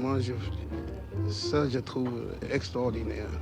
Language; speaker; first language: French; non-native, learner; English